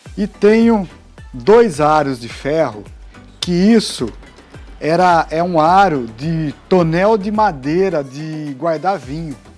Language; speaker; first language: Portuguese; native; Portuguese